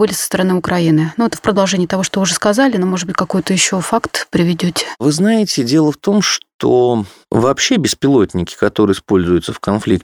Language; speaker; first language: Russian; native; Russian